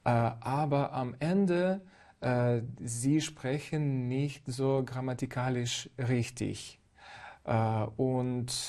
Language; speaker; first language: German; non-native, fluent; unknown